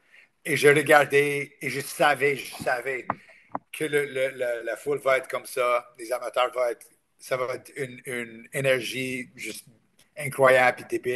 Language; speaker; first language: French; non-native, local second language; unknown